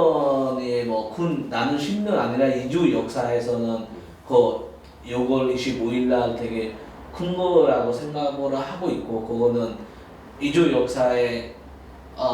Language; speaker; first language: Korean; non-native, fluent; Bangla